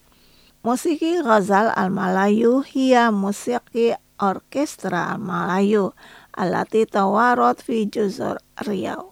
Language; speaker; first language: Arabic; non-native, fluent; Indonesian